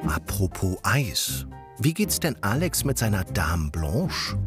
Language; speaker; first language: German; native; German